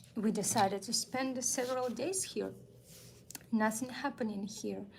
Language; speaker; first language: English; non-native, fluent; Russian